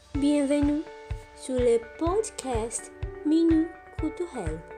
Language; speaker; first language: French; non-native, learner; Portuguese